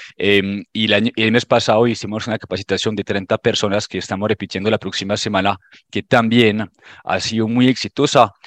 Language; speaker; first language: Spanish; non-native, fluent; French